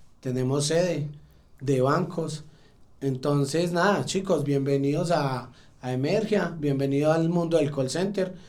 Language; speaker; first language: Spanish; native; Spanish